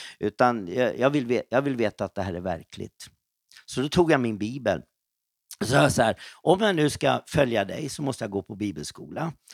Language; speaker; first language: Swedish; native; Swedish